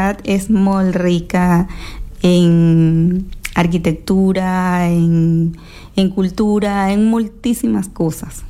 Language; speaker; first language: Catalan; non-native, local second language; Spanish